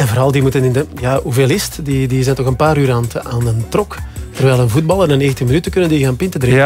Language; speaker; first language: Dutch; native; Dutch